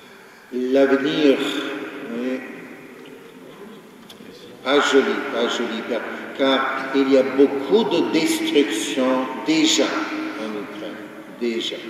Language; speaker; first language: French; non-native, fluent; Ukrainian